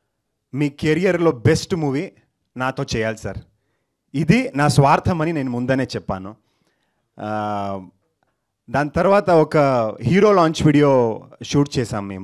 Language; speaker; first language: Telugu; non-native, learner; Kannada